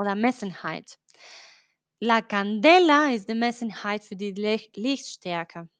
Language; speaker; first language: German; non-native, learner; Spanish